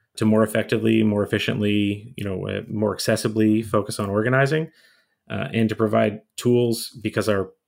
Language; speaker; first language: English; native; English